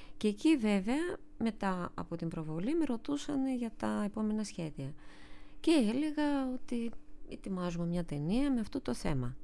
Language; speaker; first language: Greek; non-native, fluent; Russian